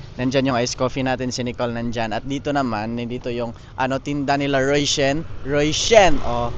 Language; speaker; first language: Filipino; non-native, local second language; Cebuano